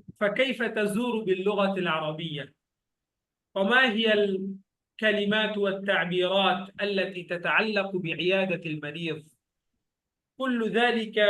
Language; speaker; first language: Arabic; non-native, fluent; Bangla